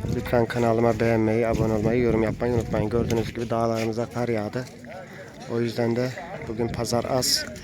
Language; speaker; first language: Turkish; native; Turkish